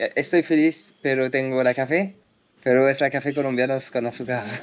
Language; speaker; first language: Spanish; non-native, learner; French